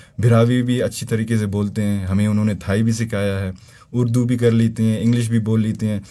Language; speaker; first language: Urdu; non-native, local second language; Brahui